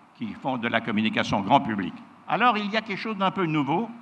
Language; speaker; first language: French; native; French